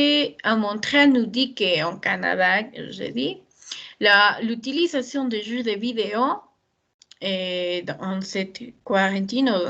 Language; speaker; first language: French; non-native, learner; Spanish